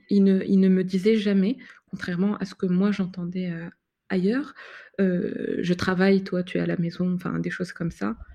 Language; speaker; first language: French; non-native, local second language; Arabic